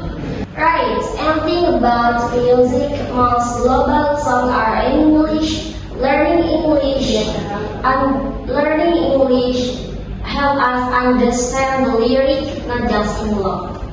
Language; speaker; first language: English; non-native, learner; Indonesian